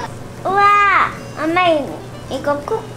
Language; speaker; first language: Korean; early bilingual, heritage; Korean